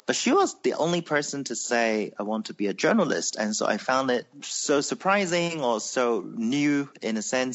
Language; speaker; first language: English; non-native, local second language; Cantonese